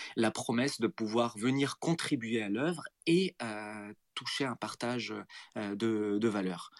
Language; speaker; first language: French; non-native, local second language; Arabic